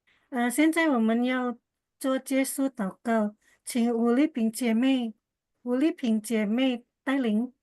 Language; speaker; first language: Chinese; non-native, learner; Indonesian